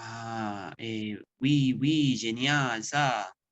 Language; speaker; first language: French; non-native, learner; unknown